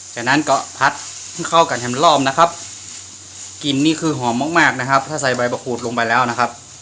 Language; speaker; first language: Thai; native; Thai